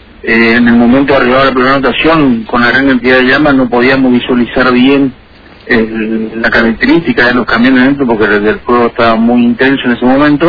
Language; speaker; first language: Spanish; native; Spanish